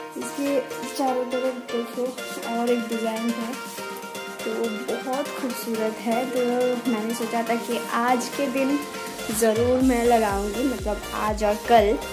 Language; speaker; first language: Hindi; non-native, local second language; Bangla